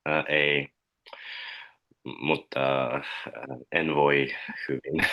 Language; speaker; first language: Finnish; non-native, learner; Russian